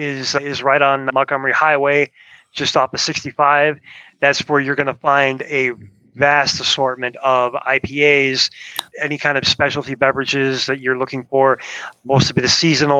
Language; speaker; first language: English; native; English